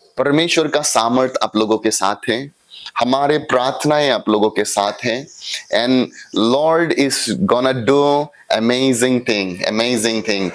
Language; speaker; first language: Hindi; non-native, local second language; Assamese